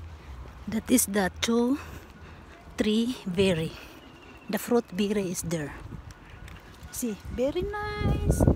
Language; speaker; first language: English; non-native, learner; Filipino